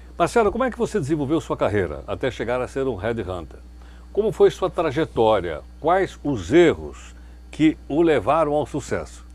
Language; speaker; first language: Portuguese; native; Portuguese